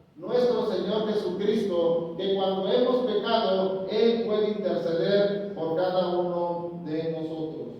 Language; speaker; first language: Spanish; native; Spanish